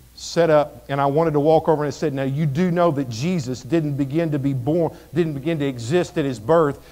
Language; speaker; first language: English; native; English